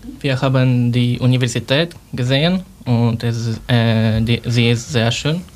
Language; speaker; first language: German; non-native, learner; Polish